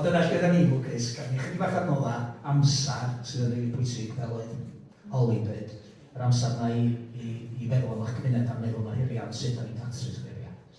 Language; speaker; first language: Welsh; native; Welsh